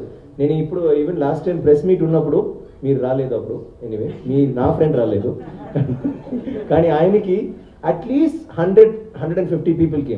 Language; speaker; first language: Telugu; non-native, learner; Tamil